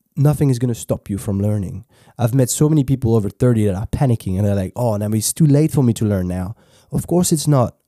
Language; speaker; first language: English; non-native, fluent; French